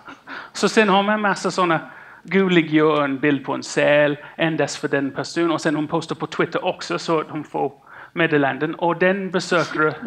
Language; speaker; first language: Swedish; non-native, fluent; English